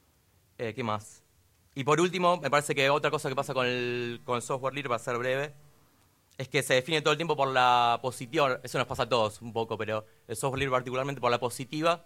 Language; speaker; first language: Spanish; native; Spanish